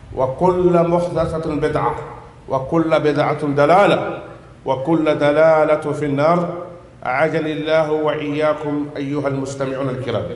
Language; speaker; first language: Arabic; non-native, fluent; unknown